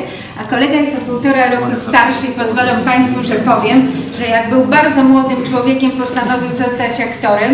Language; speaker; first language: Polish; native; Polish